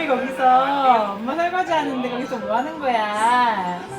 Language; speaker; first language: Korean; native; Korean